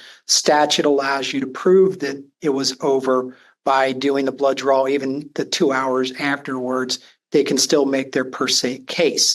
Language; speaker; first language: English; native; English